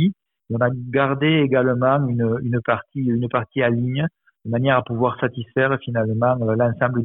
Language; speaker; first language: French; native; French